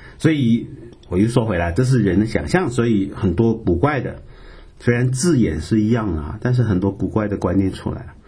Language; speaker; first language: Chinese; native; Chinese